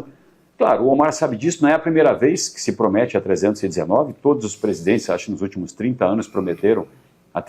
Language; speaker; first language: Portuguese; native; Portuguese